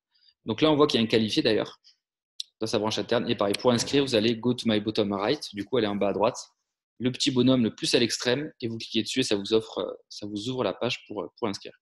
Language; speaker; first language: French; native; French